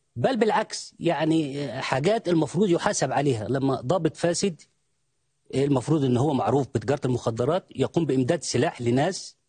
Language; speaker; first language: Arabic; native; Arabic